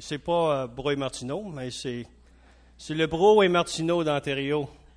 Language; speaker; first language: French; non-native, local second language; English